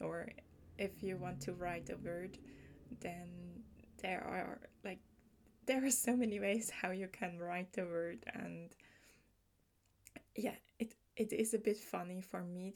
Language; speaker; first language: English; non-native, fluent; German